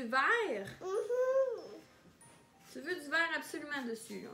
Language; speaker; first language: French; native; French